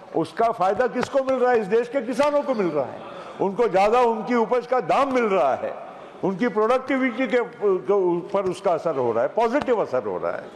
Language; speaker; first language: Hindi; non-native, local second language; Gujarati